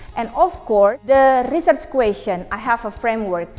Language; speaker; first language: English; non-native, learner; Indonesian